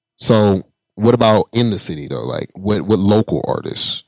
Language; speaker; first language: English; native; English